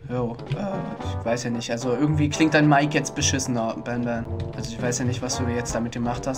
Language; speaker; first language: German; native; German